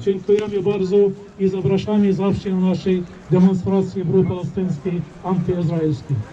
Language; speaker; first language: Polish; non-native, fluent; Arabic